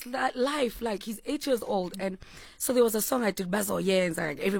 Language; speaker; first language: English; non-native, local second language; Xhosa